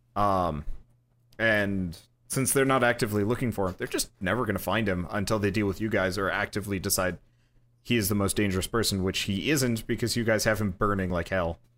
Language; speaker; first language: English; native; English